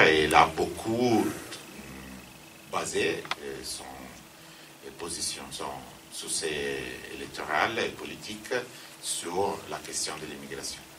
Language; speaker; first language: French; non-native, fluent; Italian